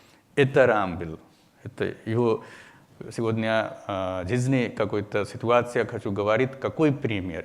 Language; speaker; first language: Russian; non-native, learner; Hindi